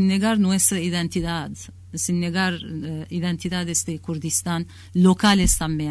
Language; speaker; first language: Spanish; non-native, learner; Kurdish